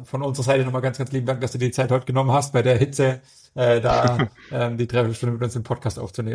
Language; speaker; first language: German; native; German